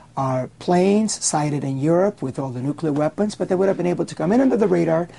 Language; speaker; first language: English; non-native, fluent; Spanish